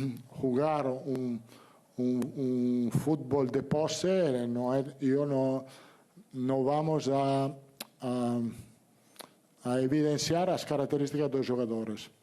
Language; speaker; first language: Portuguese; non-native, learner; Italian